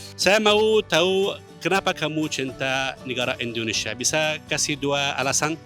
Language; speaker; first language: Indonesian; non-native, fluent; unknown